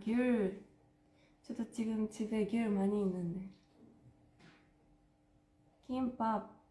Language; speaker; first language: Korean; non-native, fluent; Japanese